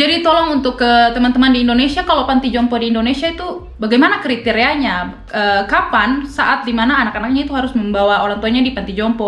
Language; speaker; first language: Indonesian; non-native, local second language; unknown